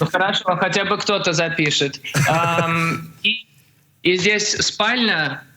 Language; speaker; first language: Russian; early bilingual, heritage; Russian